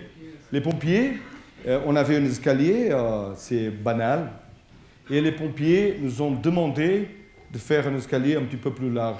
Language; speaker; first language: French; non-native, fluent; Portuguese